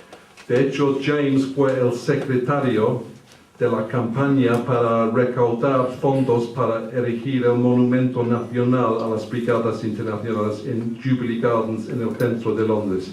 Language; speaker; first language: Spanish; early bilingual, heritage; English